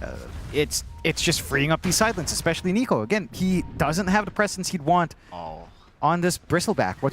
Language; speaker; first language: English; native; English